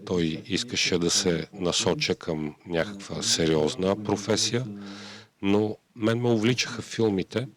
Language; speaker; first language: Bulgarian; native; Bulgarian